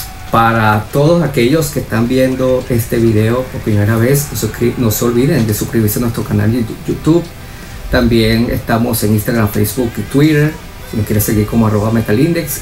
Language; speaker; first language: Spanish; native; Spanish